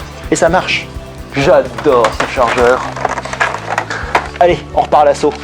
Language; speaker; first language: French; native; French